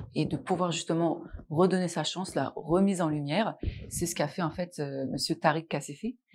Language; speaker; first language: French; non-native, local second language; Arabic